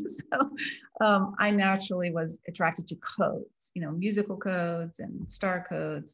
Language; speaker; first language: English; native; English